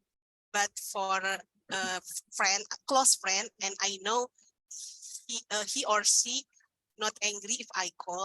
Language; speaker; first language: English; non-native, learner; Indonesian